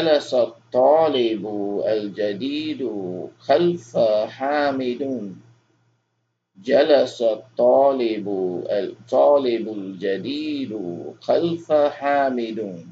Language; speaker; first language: Arabic; non-native, fluent; English